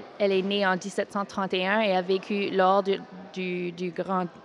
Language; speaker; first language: French; native; French